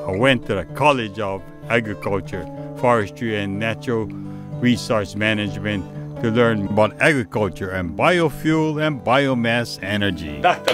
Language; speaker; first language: English; native; English